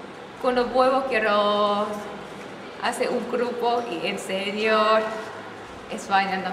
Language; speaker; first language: Spanish; non-native, learner; Thai